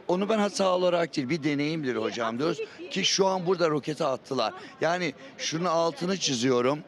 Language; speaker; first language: Turkish; native; Turkish